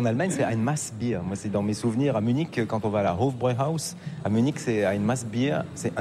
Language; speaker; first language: French; native; French